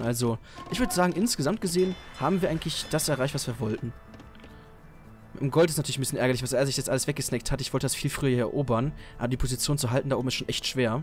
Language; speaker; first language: German; native; German